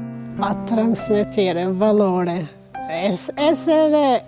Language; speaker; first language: Italian; non-native, learner; Albanian